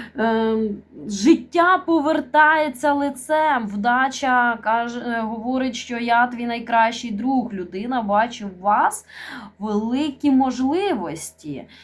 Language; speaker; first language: Ukrainian; non-native, local second language; Russian